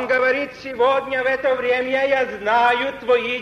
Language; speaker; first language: Russian; non-native, fluent; Polish